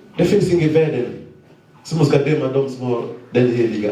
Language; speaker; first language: Swedish; non-native, fluent; Lingala